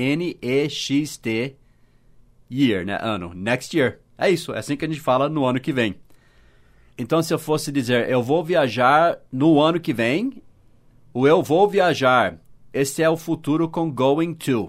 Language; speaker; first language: Portuguese; non-native, fluent; English